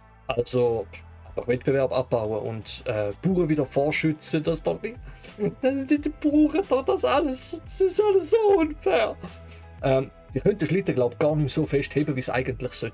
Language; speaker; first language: German; native; German